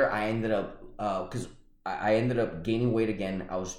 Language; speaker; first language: English; early bilingual, other home language; Spanish